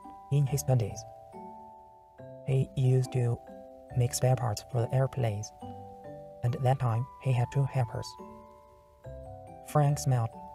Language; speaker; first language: English; non-native, learner; Chinese